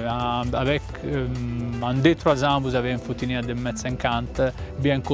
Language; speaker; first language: French; non-native, fluent; Italian